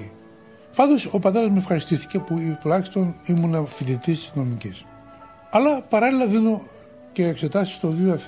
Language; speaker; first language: Greek; native; Greek